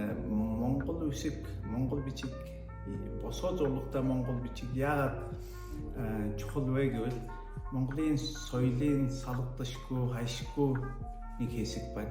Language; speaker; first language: Mongolian; non-native, fluent; Turkish